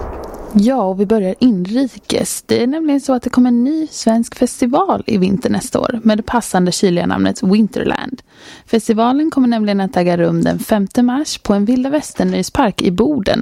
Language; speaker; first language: Swedish; native; Swedish